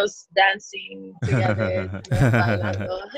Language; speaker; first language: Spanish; early bilingual, heritage; English